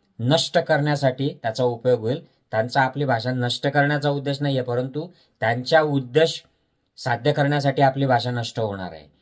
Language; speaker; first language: Marathi; native; Marathi